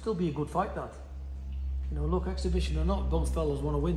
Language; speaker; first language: English; native; English